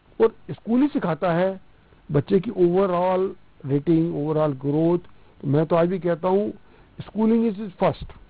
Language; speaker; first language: Hindi; non-native, local second language; Punjabi